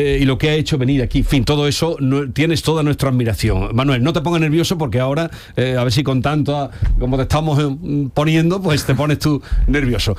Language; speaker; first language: Spanish; native; Spanish